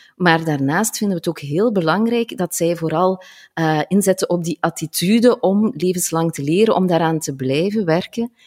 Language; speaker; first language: Dutch; native; Dutch